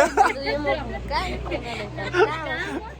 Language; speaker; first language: Spanish; native; Spanish